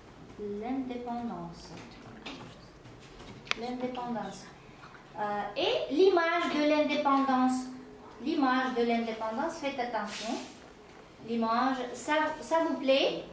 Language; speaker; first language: French; non-native, fluent; Uzbek